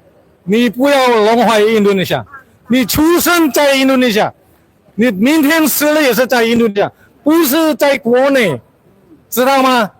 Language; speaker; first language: Chinese; early bilingual, heritage; Chinese